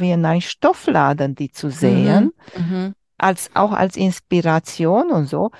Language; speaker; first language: German; non-native, learner; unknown